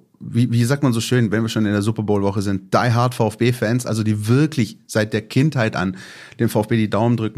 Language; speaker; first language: German; native; German